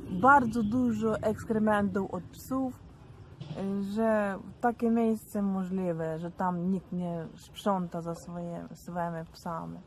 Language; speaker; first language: Polish; non-native, learner; Ukrainian